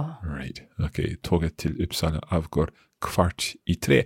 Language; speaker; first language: Swedish; non-native, learner; English